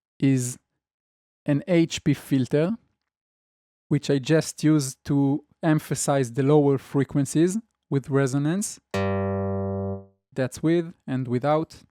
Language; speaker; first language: English; non-native, fluent; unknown